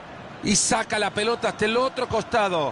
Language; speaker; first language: Spanish; native; Spanish